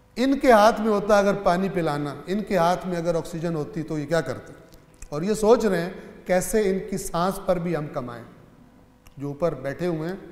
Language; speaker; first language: Urdu; non-native, local second language; Punjabi